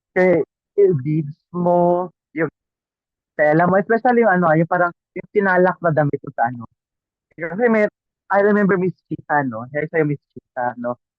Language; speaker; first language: Filipino; non-native, local second language; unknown